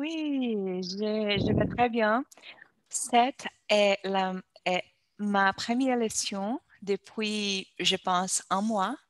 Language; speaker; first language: French; non-native, learner; Portuguese